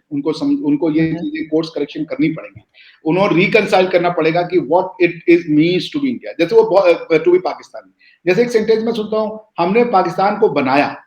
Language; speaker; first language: Hindi; native; Hindi